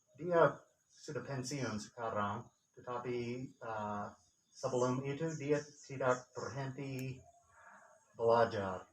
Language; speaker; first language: Indonesian; non-native, fluent; English